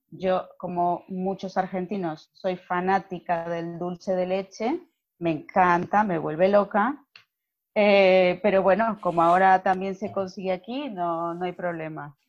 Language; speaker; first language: Spanish; native; Spanish